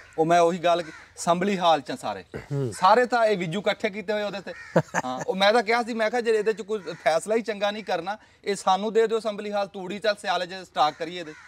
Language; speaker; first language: Punjabi; native; Punjabi